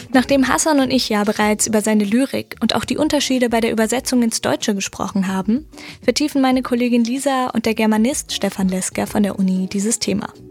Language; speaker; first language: German; native; German